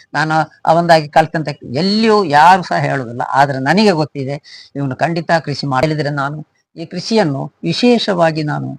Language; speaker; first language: Kannada; native; Kannada